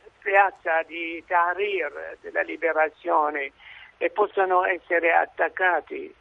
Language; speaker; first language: Italian; non-native, fluent; Arabic